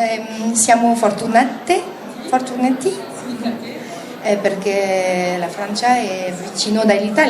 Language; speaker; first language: Italian; non-native, learner; French